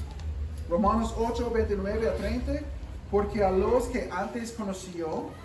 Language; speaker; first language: Spanish; non-native, fluent; English